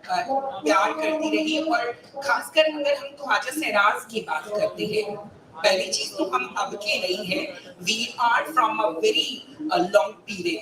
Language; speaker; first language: Hindi; native; Hindi